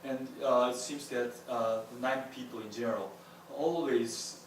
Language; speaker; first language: English; non-native, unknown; Japanese